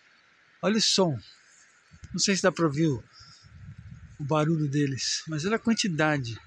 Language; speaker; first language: Portuguese; native; Portuguese